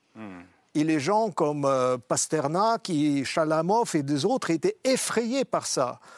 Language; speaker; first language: French; non-native, fluent; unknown